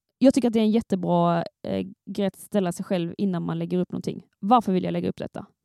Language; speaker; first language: Swedish; native; Swedish